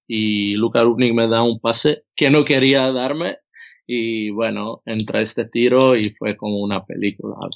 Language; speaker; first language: Spanish; non-native, fluent; Croatian